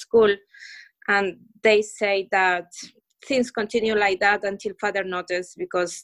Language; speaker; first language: English; non-native, fluent; Spanish